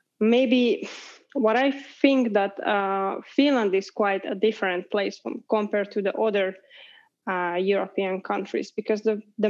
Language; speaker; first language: English; non-native, fluent; Hungarian